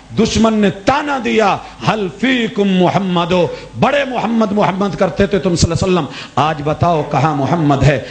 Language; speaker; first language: Urdu; non-native, local second language; Punjabi